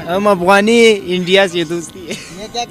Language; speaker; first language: Hindi; non-native, fluent; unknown